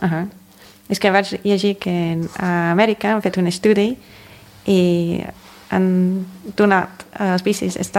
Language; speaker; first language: Catalan; non-native, fluent; English